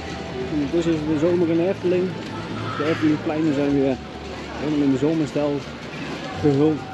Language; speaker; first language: Dutch; native; Dutch